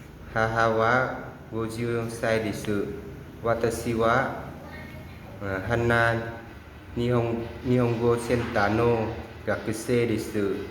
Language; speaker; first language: Japanese; non-native, learner; Vietnamese